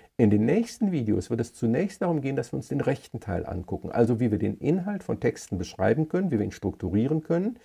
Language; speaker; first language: German; native; German